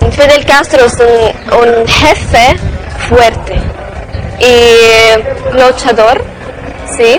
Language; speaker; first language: Spanish; non-native, learner; Arabic